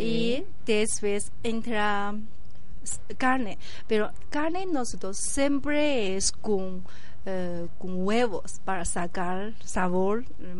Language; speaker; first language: Spanish; non-native, learner; Chinese